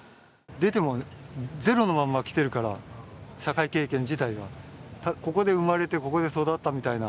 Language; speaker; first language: Japanese; native; Japanese